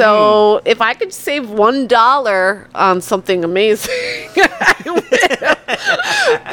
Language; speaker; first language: English; early bilingual, other home language; Polish